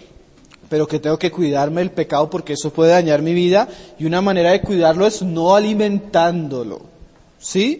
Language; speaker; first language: Spanish; native; Spanish